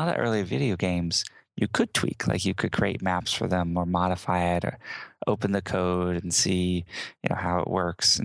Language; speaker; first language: English; native; English